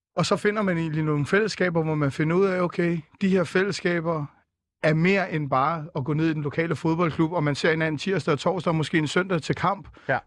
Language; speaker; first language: Danish; native; Danish